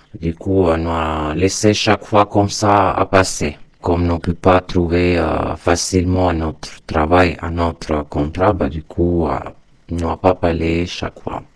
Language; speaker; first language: French; non-native, learner; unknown